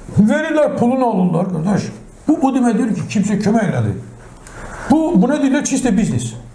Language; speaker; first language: Azerbaijani; non-native, local second language; Talysh